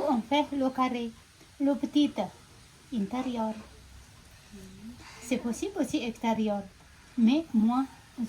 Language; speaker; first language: French; non-native, learner; Indonesian